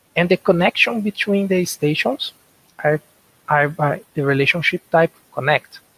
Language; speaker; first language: English; non-native, learner; Portuguese